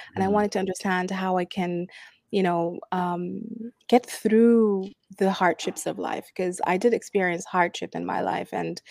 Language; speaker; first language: English; non-native, fluent; Arabic